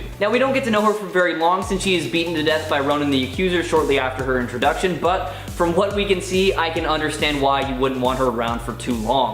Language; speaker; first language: English; native; English